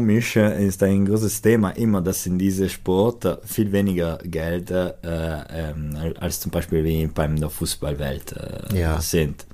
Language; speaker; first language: German; non-native, local second language; Italian